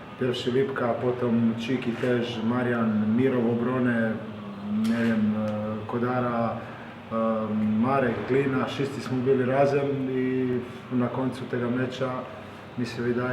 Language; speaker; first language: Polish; non-native, learner; Croatian